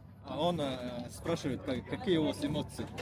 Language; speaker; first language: Russian; non-native, fluent; Mongolian